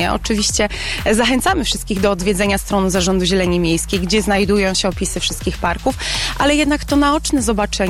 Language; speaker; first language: Polish; native; Polish